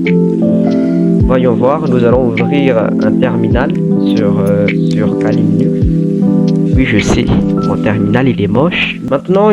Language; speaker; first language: French; non-native, local second language; Malagasy